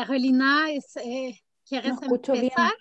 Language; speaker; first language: Spanish; non-native, fluent; French